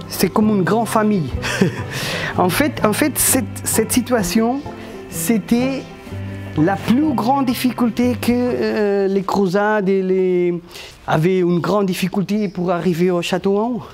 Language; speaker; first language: French; non-native, fluent; Portuguese